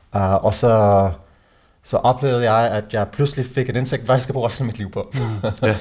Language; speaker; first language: Danish; non-native, fluent; English